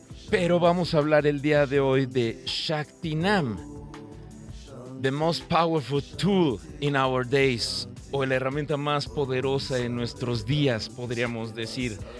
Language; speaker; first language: Spanish; native; Spanish